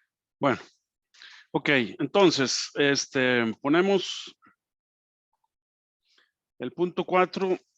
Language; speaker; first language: Spanish; native; Spanish